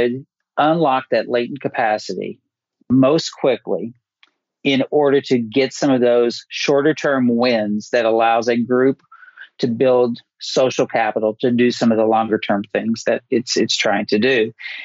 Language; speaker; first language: English; native; English